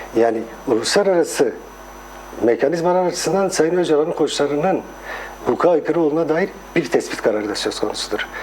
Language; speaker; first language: Turkish; non-native, local second language; Kurdish